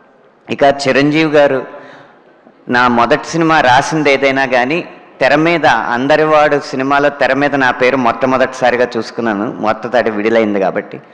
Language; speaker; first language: Telugu; native; Telugu